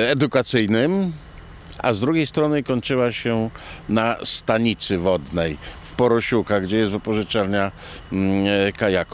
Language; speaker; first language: Polish; native; Polish